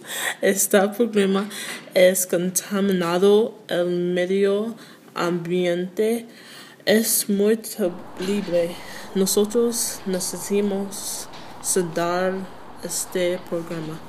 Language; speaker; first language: Spanish; non-native, learner; English